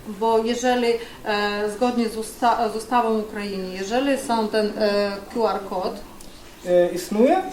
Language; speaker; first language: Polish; non-native, fluent; Ukrainian